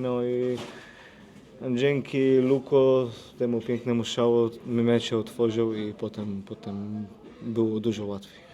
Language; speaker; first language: Polish; non-native, fluent; Slovenian